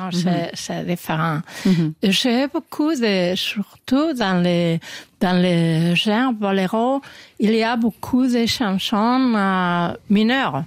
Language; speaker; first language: French; non-native, learner; Spanish